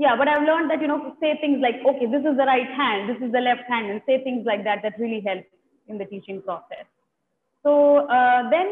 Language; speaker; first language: English; non-native, local second language; Tamil